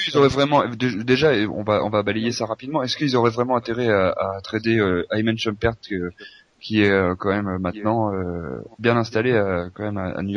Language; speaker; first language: French; native; French